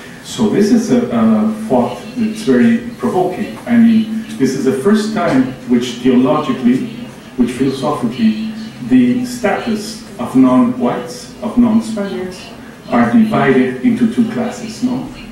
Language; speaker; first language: English; non-native, fluent; Spanish